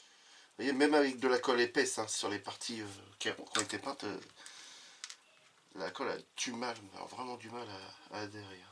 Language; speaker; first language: French; native; French